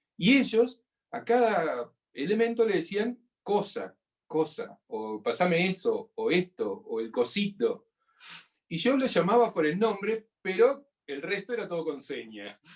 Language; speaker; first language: Spanish; native; Spanish